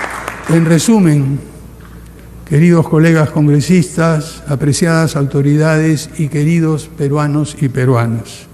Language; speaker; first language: Spanish; native; Spanish